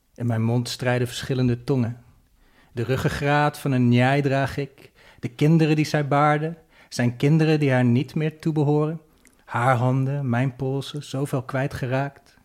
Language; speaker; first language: Dutch; native; Dutch